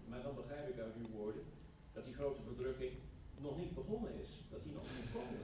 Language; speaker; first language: Dutch; native; Dutch